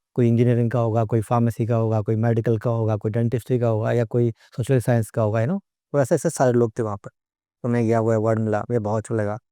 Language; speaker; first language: Hindi; native; Hindi